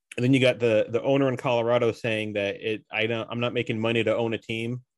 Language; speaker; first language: English; early bilingual, other home language; Spanish